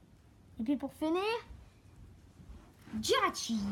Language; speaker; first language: French; native; French